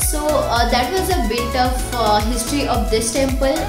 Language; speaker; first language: English; non-native, local second language; Odia